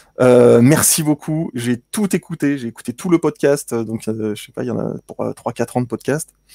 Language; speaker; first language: French; native; French